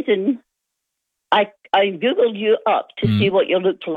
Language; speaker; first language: English; native; English